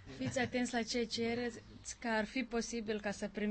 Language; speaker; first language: Romanian; native; Romanian